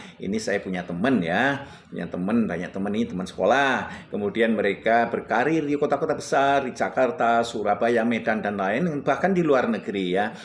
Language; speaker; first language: Indonesian; non-native, local second language; Javanese